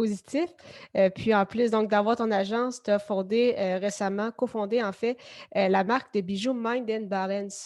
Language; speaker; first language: French; native; French